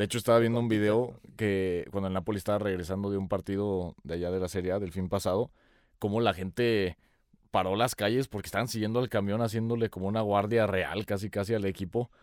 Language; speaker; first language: Spanish; native; Spanish